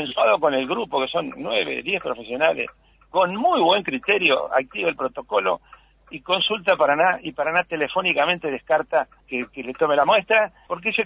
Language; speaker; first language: Spanish; native; Spanish